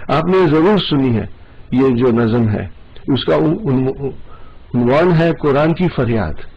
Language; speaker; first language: Urdu; non-native, local second language; Gujarati